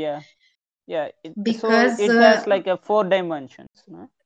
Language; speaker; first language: English; non-native, local second language; Tamil